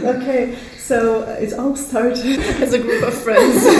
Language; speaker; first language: English; non-native, fluent; Russian